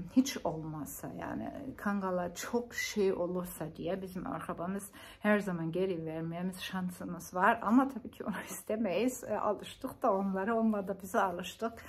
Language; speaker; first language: Turkish; non-native, fluent; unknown